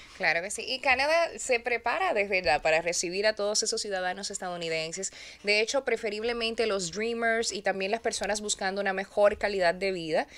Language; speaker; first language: Spanish; native; Spanish